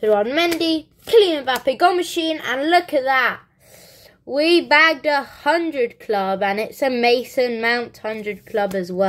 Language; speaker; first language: English; native; English